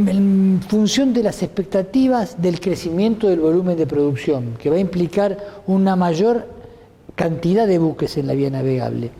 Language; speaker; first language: Spanish; native; Spanish